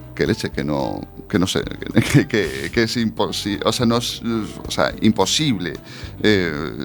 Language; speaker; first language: Spanish; native; Spanish